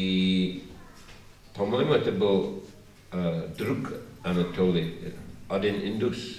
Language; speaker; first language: Russian; non-native, learner; English